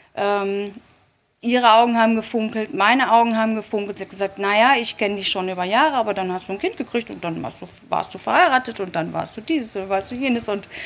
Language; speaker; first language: German; native; German